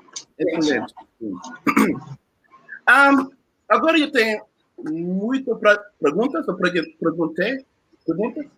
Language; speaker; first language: Portuguese; non-native, learner; English